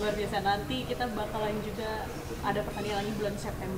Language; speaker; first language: Indonesian; native; Indonesian